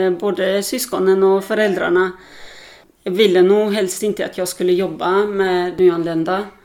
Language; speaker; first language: Swedish; early bilingual, other home language; Albanian